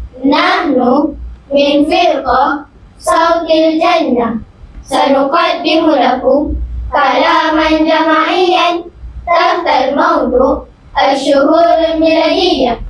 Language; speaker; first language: Arabic; non-native, learner; Malay